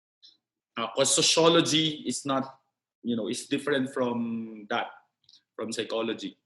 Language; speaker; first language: English; non-native, local second language; Filipino